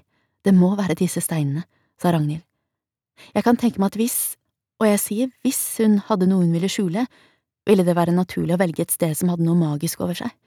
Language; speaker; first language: Norwegian; native; Norwegian